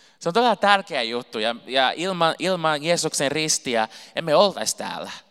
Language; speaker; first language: Finnish; non-native, fluent; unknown